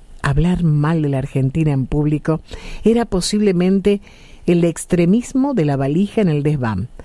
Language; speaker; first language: Spanish; native; Spanish